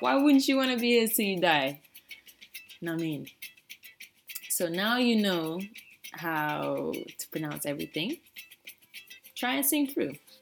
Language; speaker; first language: English; native; English